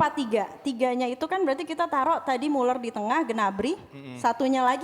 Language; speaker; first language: Indonesian; native; Indonesian